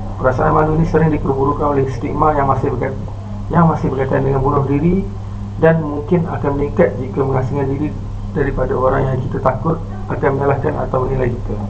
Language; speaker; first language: Malay; native; Malay